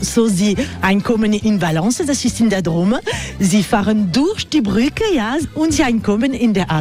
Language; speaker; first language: German; non-native, learner; French